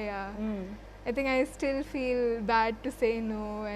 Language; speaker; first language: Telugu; non-native, fluent; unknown